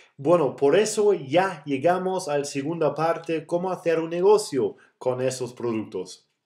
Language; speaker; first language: Spanish; non-native, fluent; German